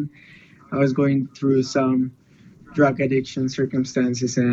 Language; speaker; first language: English; non-native, fluent; Spanish